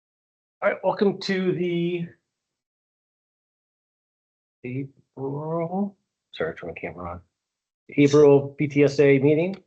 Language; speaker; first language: English; native; English